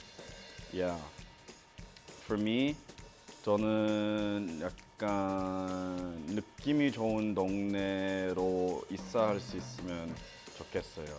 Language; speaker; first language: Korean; non-native, learner; English